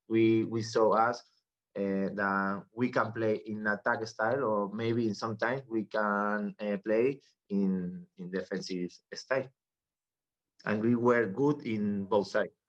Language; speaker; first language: English; non-native, learner; Spanish